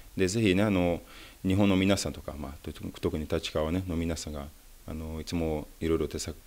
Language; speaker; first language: Japanese; early bilingual, other home language; Portuguese